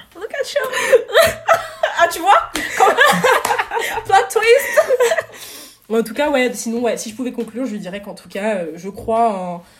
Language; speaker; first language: French; native; French